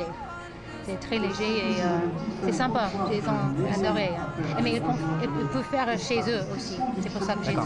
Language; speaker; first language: French; non-native, fluent; English